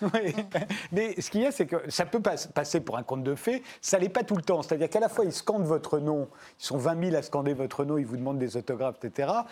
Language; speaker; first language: French; native; French